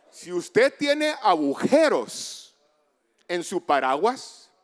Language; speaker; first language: Spanish; early bilingual, heritage; Spanish